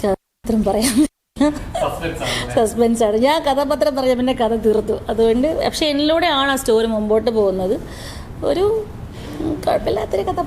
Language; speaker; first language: Malayalam; native; Malayalam